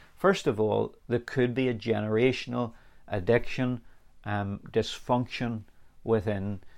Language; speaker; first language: English; native; English